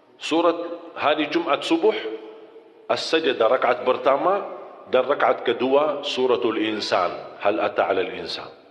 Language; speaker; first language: Malay; non-native, fluent; Arabic